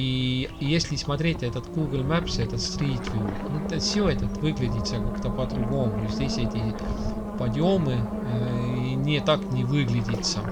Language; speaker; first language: Russian; non-native, local second language; Estonian